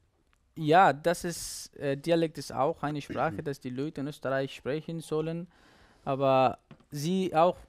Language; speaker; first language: German; non-native, learner; Persian